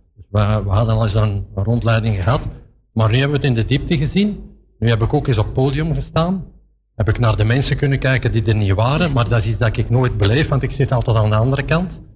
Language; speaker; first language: Dutch; native; Dutch